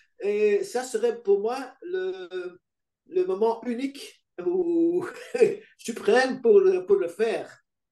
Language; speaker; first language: French; non-native, local second language; Dutch